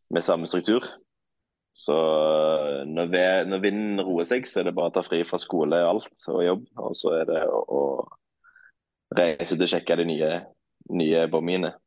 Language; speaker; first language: Norwegian; native; Norwegian